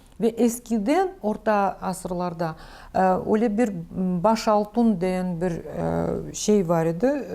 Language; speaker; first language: Turkish; non-native, learner; Crimean Tatar